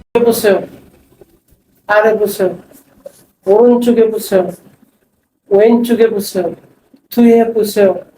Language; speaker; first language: Korean; non-native, fluent; Bangla